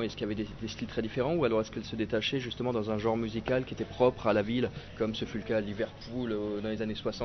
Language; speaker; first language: French; native; French